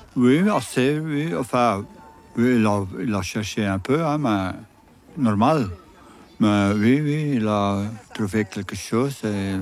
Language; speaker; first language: French; non-native, learner; Dutch